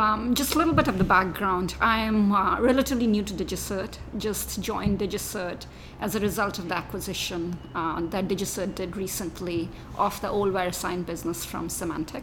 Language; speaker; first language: English; non-native, local second language; Hindi